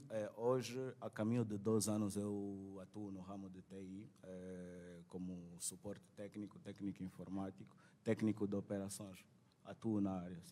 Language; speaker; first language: Portuguese; native; Portuguese